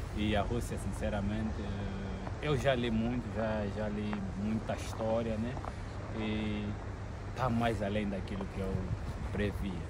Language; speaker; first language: Portuguese; native; Portuguese